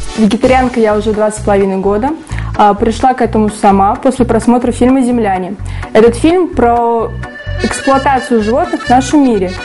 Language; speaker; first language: Russian; native; Russian